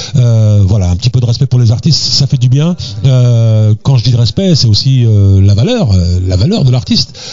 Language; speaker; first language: French; native; French